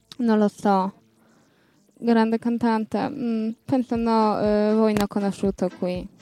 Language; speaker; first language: Italian; non-native, learner; Polish